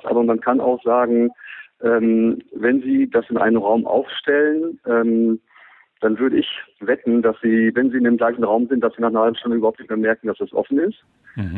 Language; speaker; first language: German; native; German